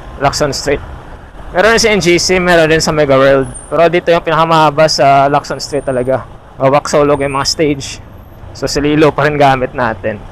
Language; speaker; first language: Filipino; non-native, local second language; Hiligaynon